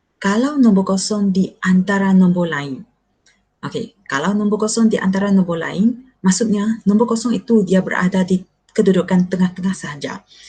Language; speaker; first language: Malay; non-native, local second language; Chinese